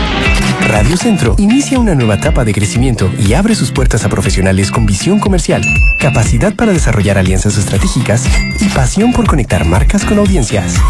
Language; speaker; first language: Spanish; native; Spanish